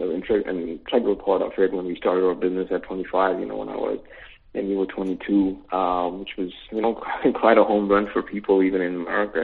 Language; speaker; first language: English; native; English